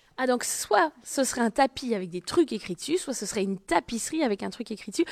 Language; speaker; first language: French; native; French